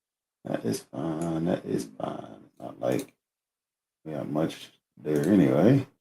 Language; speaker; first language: English; native; English